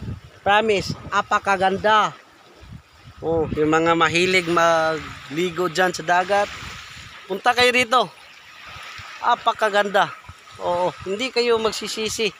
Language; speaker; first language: Filipino; non-native, local second language; Cebuano